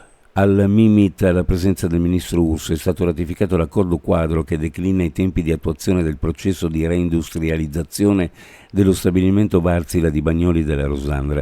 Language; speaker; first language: Italian; native; Italian